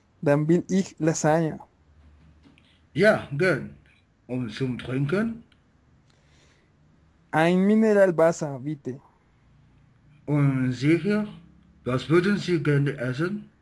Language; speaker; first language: German; non-native, learner; Spanish